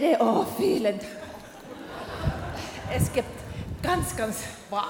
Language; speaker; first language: German; non-native, learner; Finnish